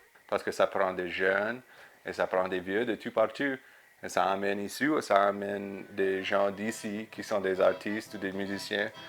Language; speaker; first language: French; non-native, local second language; English